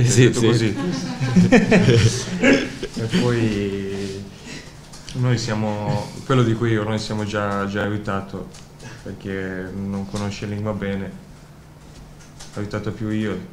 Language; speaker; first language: Italian; non-native, learner; Croatian